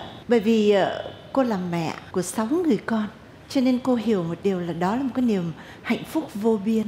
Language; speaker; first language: Vietnamese; native; Vietnamese